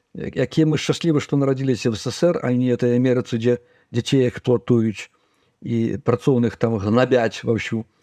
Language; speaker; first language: Belarusian; native; Belarusian